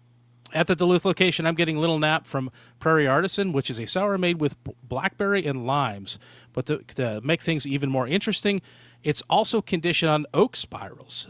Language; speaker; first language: English; native; English